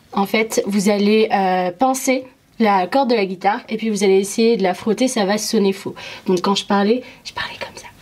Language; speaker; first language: French; early bilingual, other home language; Arabic